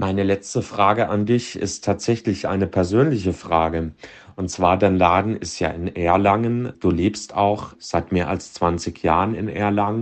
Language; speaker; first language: German; native; German